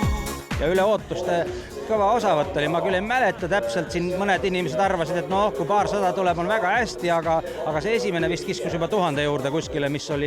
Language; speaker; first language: Estonian; native; Estonian